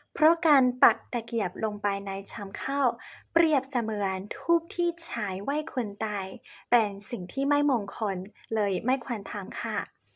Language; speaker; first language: Thai; non-native, fluent; Chinese